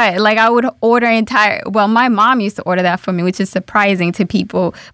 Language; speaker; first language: English; early bilingual, other home language; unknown